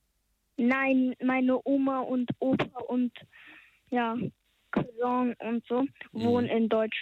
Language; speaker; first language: German; early bilingual, heritage; German